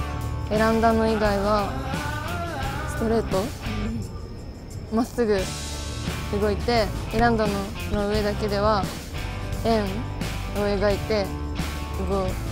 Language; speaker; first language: Japanese; native; Japanese